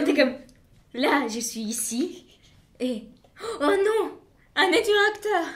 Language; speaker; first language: French; non-native, fluent; Bulgarian